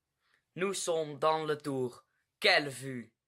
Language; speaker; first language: French; non-native, learner; Dutch